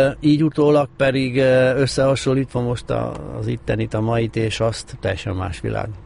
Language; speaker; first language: Hungarian; native; Hungarian